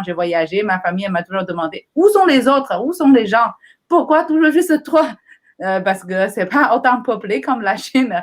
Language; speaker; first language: French; non-native, fluent; Chinese